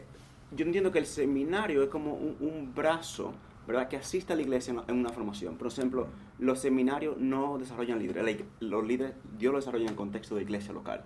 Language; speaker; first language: Spanish; native; Spanish